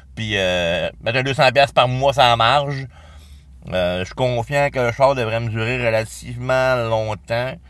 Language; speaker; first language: French; native; French